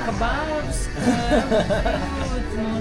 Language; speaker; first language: English; non-native, learner; Russian